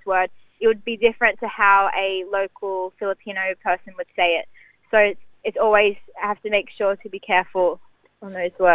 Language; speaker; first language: English; native; English